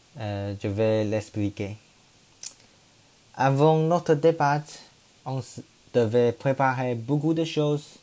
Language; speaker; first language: French; non-native, learner; Chinese